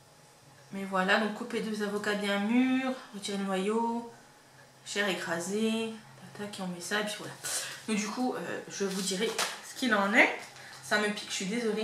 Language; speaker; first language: French; native; French